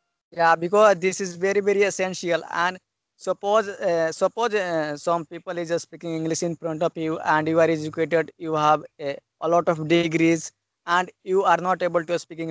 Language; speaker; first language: English; non-native, learner; Hindi